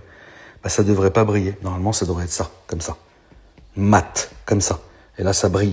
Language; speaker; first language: French; native; French